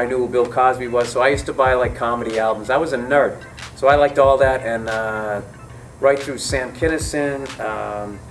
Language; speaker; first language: English; native; English